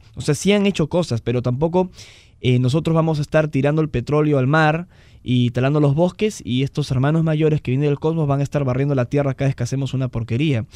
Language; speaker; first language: Spanish; native; Spanish